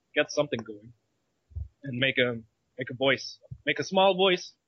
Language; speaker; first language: English; early bilingual, other home language; Malay